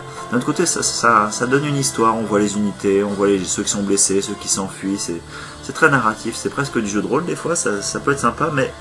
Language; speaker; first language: French; native; French